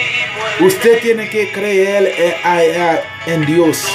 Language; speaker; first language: Spanish; non-native, learner; Haitian Creole